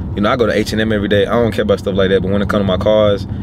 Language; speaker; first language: English; native; English